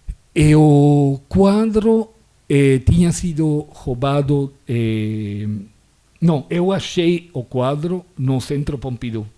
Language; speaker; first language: Portuguese; non-native, fluent; Spanish